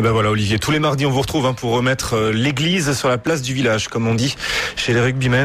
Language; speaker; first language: French; native; French